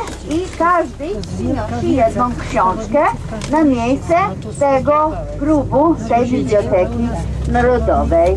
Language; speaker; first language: Polish; non-native, learner; Serbian